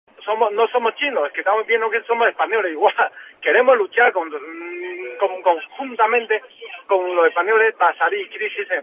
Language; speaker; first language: Spanish; non-native, learner; Chinese